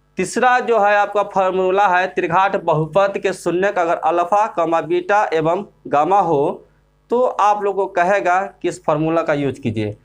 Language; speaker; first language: Hindi; native; Hindi